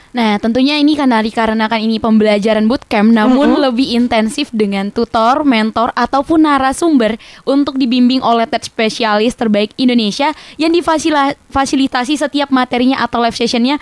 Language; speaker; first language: Indonesian; native; Indonesian